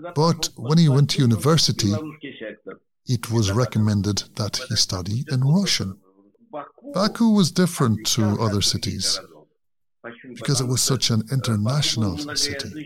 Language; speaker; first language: English; non-native, fluent; Azerbaijani